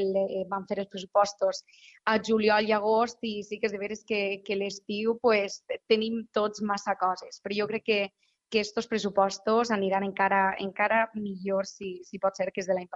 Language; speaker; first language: Catalan; native; Catalan